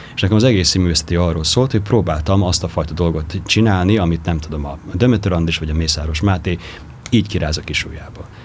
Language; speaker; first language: Hungarian; native; Hungarian